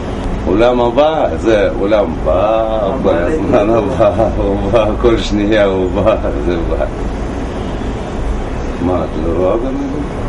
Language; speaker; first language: Hebrew; non-native, learner; Russian